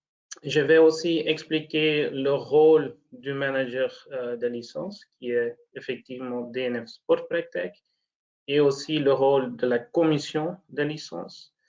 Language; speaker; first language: French; non-native, local second language; Dutch